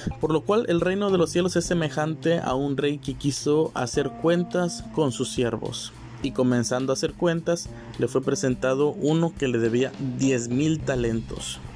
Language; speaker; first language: Spanish; native; Spanish